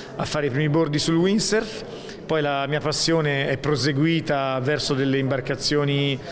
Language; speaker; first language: Italian; native; Italian